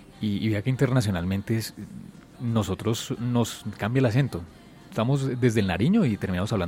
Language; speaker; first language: Spanish; native; Spanish